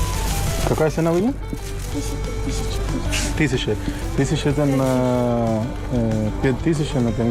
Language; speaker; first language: Russian; non-native, learner; Spanish